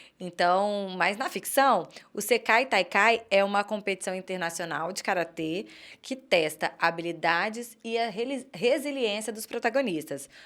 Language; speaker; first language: Portuguese; native; Portuguese